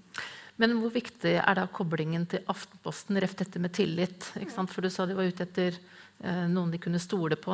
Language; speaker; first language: Norwegian; native; Norwegian